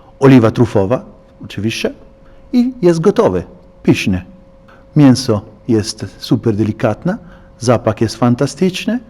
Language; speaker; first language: Polish; non-native, learner; Italian